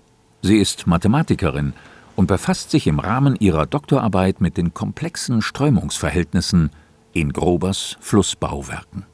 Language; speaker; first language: German; native; German